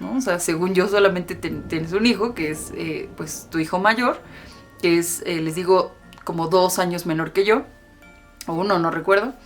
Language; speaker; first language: Spanish; native; Spanish